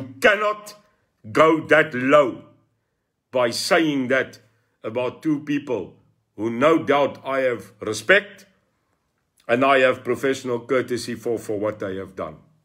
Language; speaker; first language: English; non-native, local second language; Afrikaans